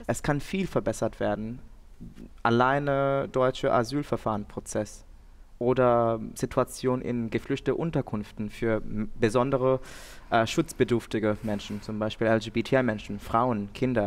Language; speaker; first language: German; non-native, fluent; Bangla